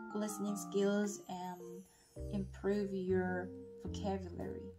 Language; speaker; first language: English; non-native, learner; Korean